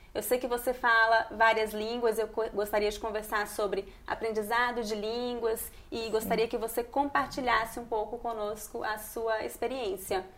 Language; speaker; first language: Portuguese; native; Portuguese